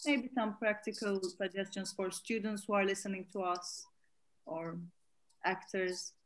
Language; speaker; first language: English; non-native, fluent; Turkish